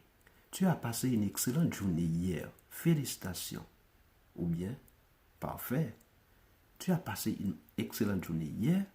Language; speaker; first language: French; non-native, local second language; Haitian Creole